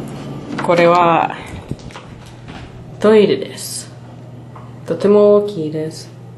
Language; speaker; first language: Japanese; non-native, learner; English